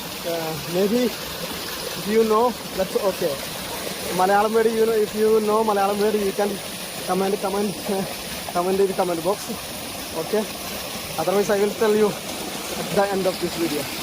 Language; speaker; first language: English; non-native, local second language; Malayalam